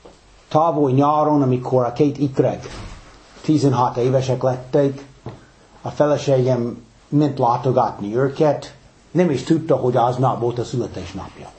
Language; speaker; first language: Hungarian; non-native, fluent; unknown